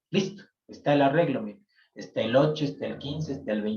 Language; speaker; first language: Spanish; native; Spanish